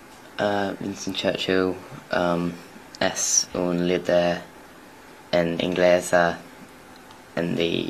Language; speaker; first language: Spanish; non-native, learner; English